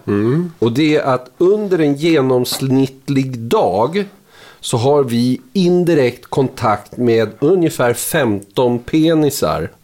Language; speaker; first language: Swedish; native; Swedish